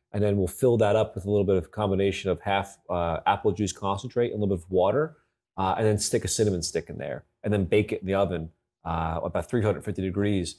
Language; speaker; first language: English; native; English